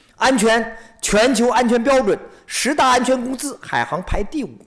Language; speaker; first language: Chinese; native; Chinese